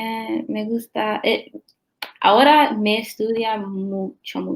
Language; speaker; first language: Spanish; non-native, learner; English